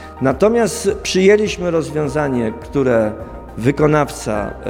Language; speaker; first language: Polish; native; Polish